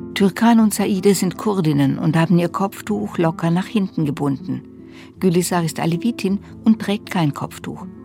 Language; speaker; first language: German; native; German